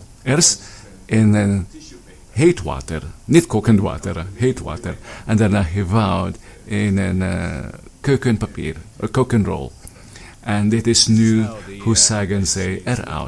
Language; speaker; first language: Dutch; non-native, learner; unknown